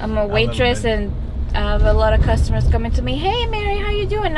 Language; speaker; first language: English; non-native, fluent; Spanish